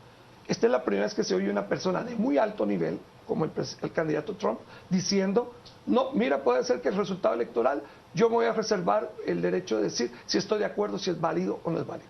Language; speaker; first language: Spanish; native; Spanish